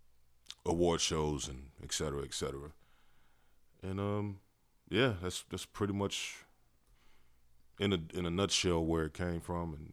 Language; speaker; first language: English; native; English